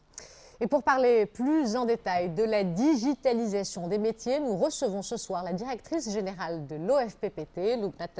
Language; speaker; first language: French; non-native, local second language; Arabic